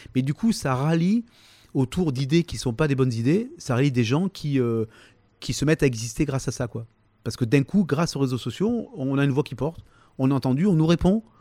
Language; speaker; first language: French; native; French